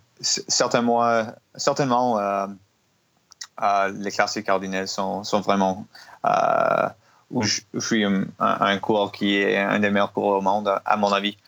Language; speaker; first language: French; non-native, learner; English